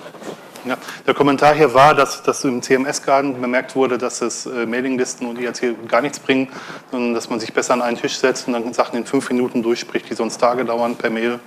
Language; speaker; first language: German; native; German